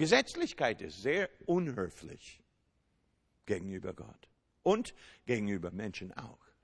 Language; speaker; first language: German; non-native, fluent; English